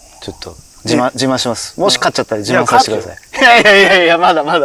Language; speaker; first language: Japanese; native; Japanese